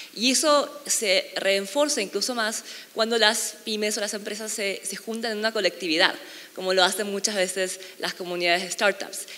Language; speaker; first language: Spanish; non-native, fluent; Korean